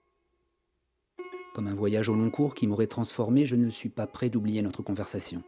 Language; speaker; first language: French; native; French